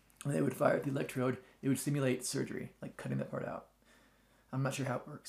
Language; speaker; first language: English; native; English